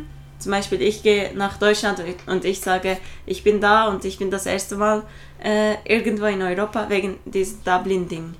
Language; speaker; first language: German; non-native, fluent; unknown